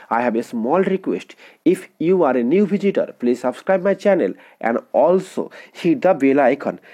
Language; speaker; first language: Hindi; non-native, local second language; Bangla